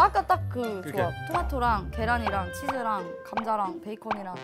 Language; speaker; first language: Korean; native; Korean